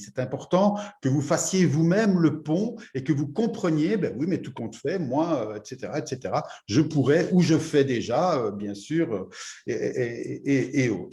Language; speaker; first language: French; native; French